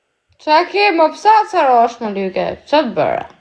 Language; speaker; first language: Albanian; native; Albanian